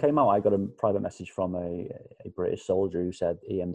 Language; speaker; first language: English; native; English